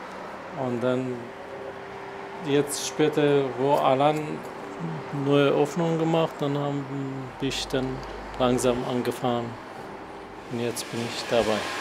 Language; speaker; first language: German; non-native, learner; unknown